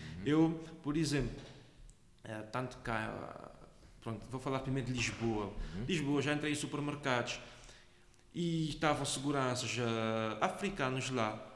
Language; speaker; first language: Portuguese; non-native, local second language; Kabuverdianu